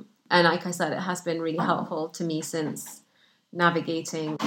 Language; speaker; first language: English; non-native, fluent; Arabic